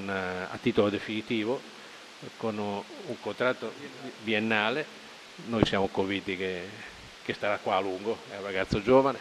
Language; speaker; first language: Italian; native; Italian